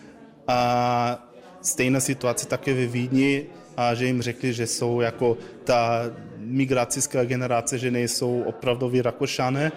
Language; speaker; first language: Czech; non-native, learner; Croatian